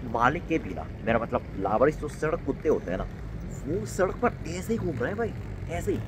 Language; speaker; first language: Hindi; non-native, fluent; Korean